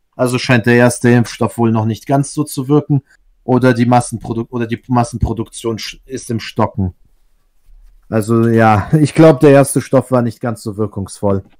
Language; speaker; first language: German; early bilingual, other home language; Russian